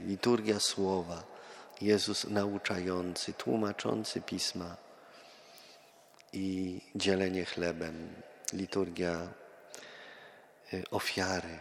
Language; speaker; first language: Polish; native; Polish